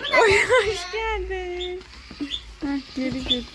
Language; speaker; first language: Turkish; native; Turkish